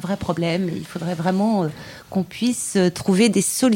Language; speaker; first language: French; native; French